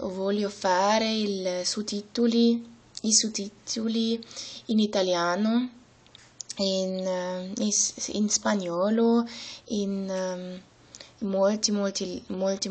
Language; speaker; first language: Italian; non-native, learner; German